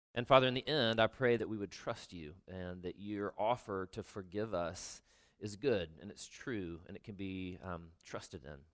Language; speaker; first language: English; native; English